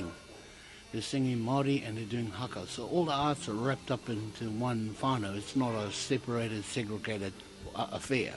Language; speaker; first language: English; native; English